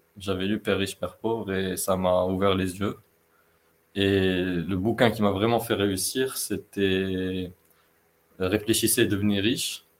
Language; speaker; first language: French; non-native, local second language; Arabic